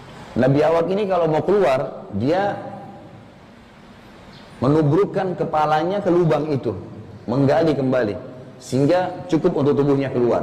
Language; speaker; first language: Indonesian; native; Indonesian